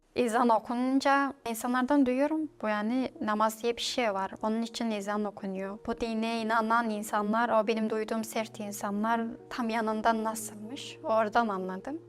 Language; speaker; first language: Turkish; non-native, fluent; Mongolian